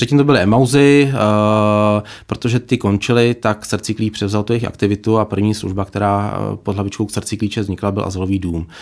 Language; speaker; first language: Czech; native; Czech